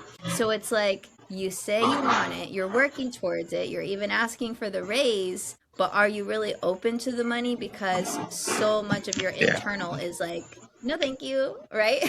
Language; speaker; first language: English; native; English